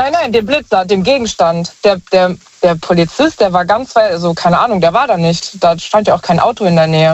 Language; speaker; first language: German; native; German